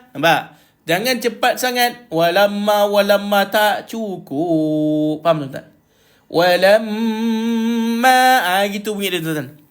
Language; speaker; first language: Malay; native; Malay